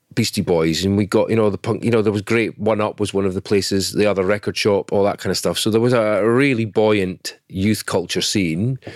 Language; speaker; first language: English; native; English